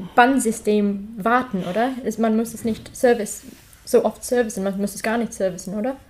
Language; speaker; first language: German; non-native, fluent; English